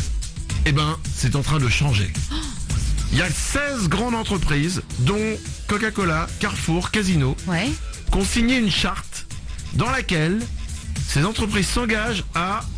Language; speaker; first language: French; native; French